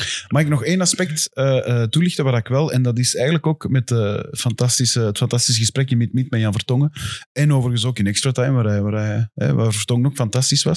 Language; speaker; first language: Dutch; native; Dutch